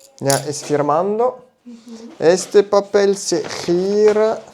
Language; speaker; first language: Spanish; non-native, learner; German